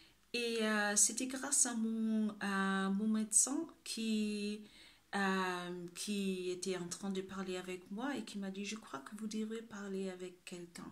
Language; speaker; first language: French; non-native, fluent; Spanish